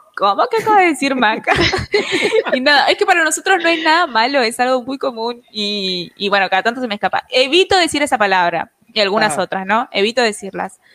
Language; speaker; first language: Spanish; native; Spanish